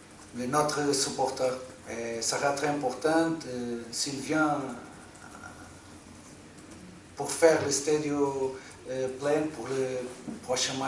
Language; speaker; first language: French; non-native, fluent; Portuguese